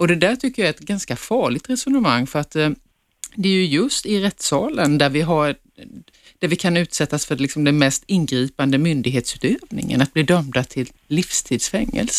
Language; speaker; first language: Swedish; native; Swedish